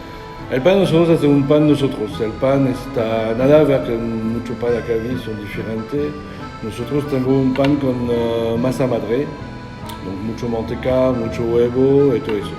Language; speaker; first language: Spanish; non-native, learner; French